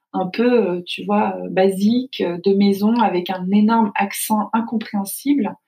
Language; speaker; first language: French; native; French